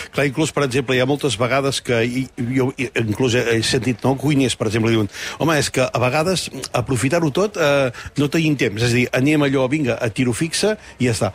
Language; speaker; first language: Catalan; native; Catalan